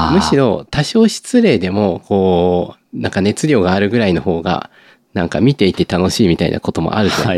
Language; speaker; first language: Japanese; native; Japanese